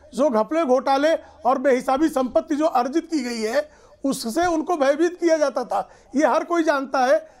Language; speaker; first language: Hindi; native; Hindi